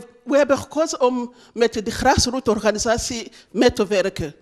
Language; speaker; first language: Dutch; non-native, learner; Rundi